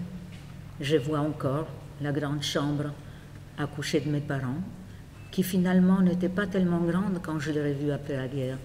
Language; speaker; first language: French; non-native, fluent; Polish